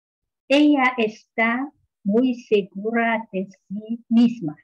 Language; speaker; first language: Spanish; non-native, learner; Chinese